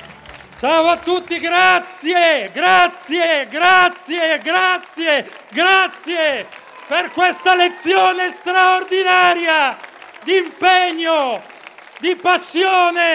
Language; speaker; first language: Italian; native; Italian